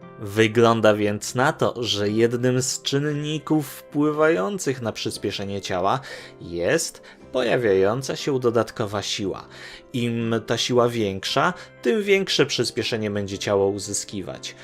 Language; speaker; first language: Polish; native; Polish